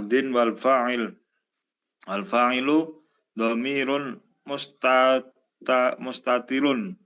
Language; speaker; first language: Arabic; non-native, learner; Indonesian